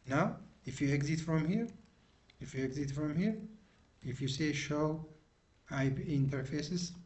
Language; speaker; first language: English; non-native, local second language; Amharic